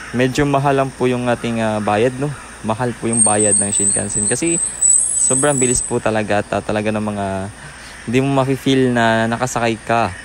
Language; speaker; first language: Filipino; native; Filipino